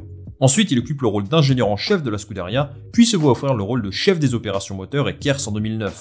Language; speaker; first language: French; native; French